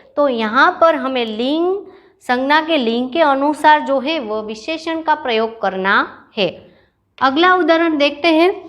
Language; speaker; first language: Hindi; non-native, local second language; Gujarati